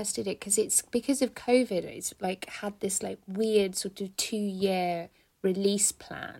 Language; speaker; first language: English; native; English